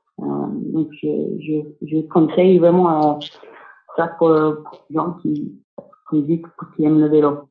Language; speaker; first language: French; non-native, fluent; English